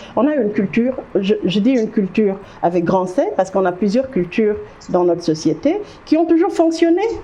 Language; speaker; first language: French; non-native, local second language; Wolof